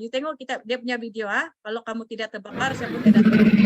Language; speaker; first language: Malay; non-native, local second language; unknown